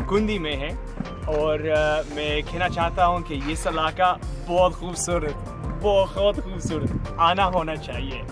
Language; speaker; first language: Hindi; non-native, learner; English